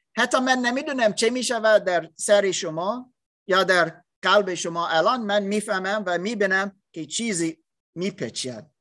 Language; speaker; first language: Persian; non-native, learner; English